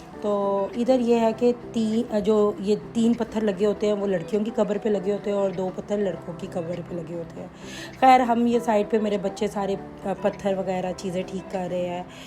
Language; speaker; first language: Urdu; native; Urdu